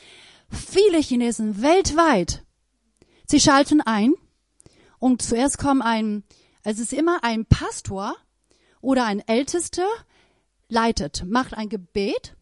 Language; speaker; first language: German; non-native, fluent; Persian